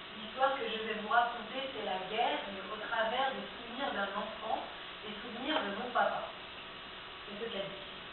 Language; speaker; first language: French; native; French